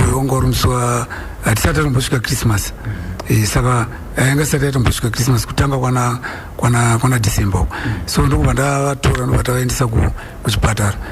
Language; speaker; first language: Shona; native; Shona